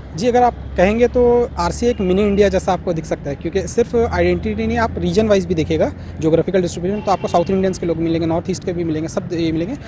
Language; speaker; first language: Hindi; native; Hindi